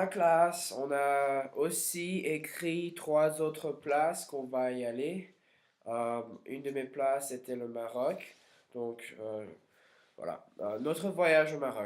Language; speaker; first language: French; non-native, learner; English